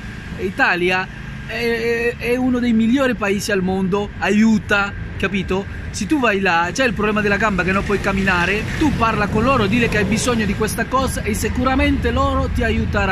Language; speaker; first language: Italian; non-native, fluent; Spanish